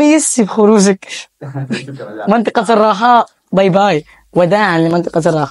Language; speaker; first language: Arabic; native; Arabic